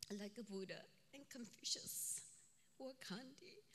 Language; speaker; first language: English; non-native, fluent; Korean